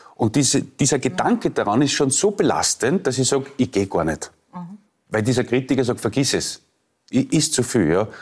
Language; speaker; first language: German; native; German